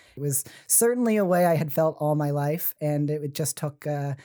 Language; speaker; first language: English; native; English